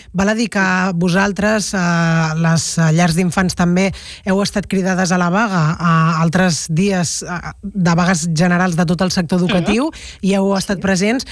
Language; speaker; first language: Catalan; native; Catalan